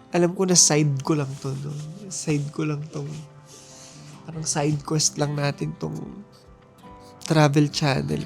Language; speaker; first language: Filipino; native; Filipino